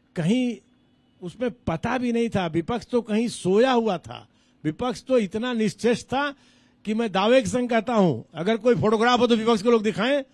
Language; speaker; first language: Hindi; native; Hindi